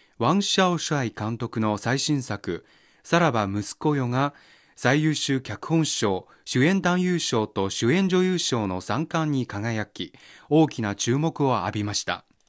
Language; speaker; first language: Japanese; non-native, fluent; Chinese